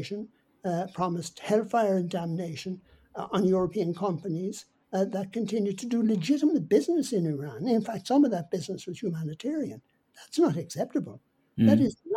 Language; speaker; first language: English; native; English